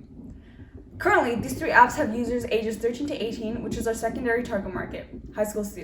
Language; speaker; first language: English; native; English